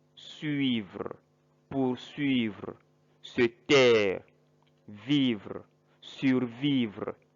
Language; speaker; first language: French; non-native, fluent; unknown